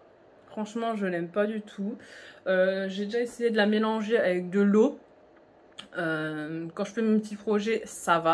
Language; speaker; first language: French; native; French